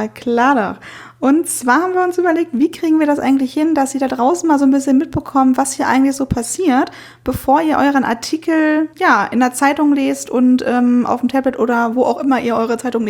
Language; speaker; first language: German; native; German